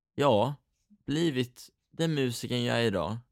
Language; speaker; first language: Swedish; native; Swedish